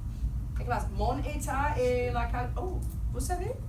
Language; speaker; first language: French; non-native, fluent; English